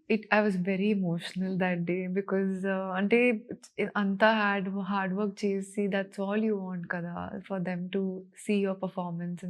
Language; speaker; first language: Telugu; non-native, learner; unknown